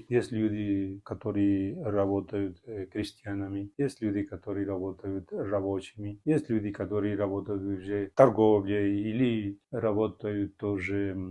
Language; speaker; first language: Russian; non-native, fluent; Spanish